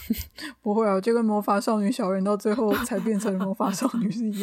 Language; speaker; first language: Chinese; native; Chinese